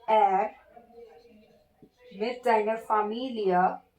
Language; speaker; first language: German; non-native, learner; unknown